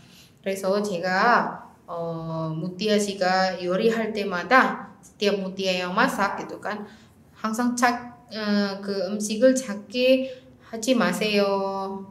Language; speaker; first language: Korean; non-native, fluent; Indonesian